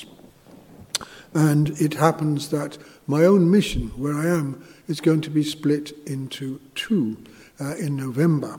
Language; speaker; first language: English; native; English